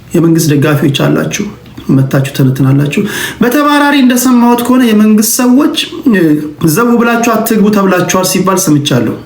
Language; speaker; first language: Amharic; native; Amharic